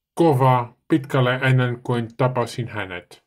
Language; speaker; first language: Finnish; non-native, learner; Dutch